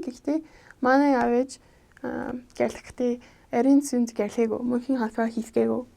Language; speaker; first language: Mongolian; non-native, fluent; English